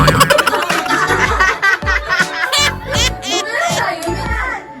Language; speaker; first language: Japanese; non-native, learner; Filipino